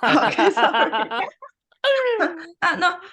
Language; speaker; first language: English; non-native, learner; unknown